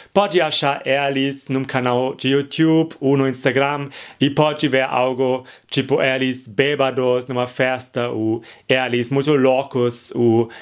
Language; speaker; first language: Portuguese; non-native, fluent; German